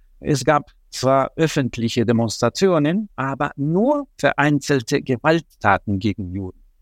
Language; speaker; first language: German; non-native, fluent; Spanish